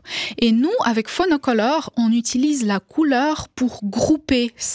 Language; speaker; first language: French; non-native, fluent; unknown